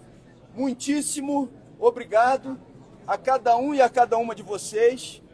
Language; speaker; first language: Portuguese; native; Portuguese